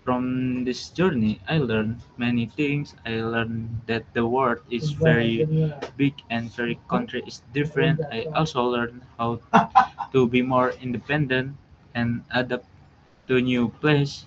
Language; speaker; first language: English; non-native, learner; Indonesian